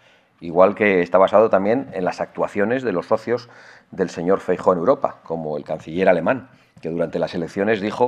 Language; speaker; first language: Spanish; native; Spanish